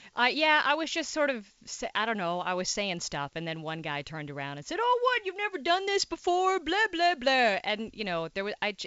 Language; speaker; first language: English; native; English